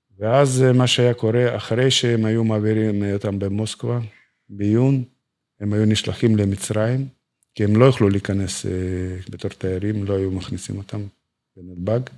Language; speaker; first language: Hebrew; non-native, fluent; Russian